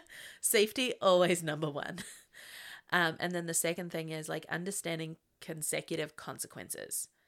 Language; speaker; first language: English; native; English